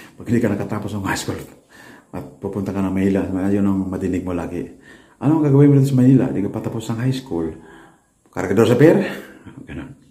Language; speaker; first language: Filipino; non-native, local second language; Waray